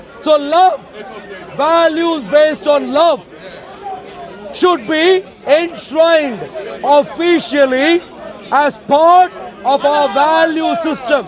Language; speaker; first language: English; non-native, fluent; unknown